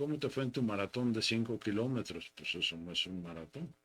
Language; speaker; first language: Spanish; native; Spanish